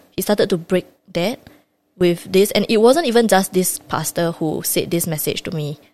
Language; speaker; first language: English; native; English